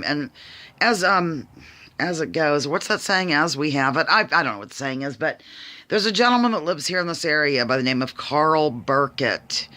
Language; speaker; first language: English; native; English